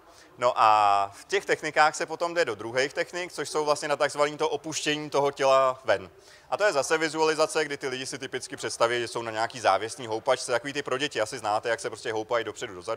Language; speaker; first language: Czech; native; Czech